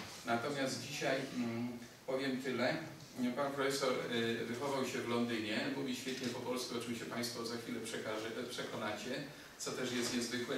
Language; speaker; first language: Polish; native; Polish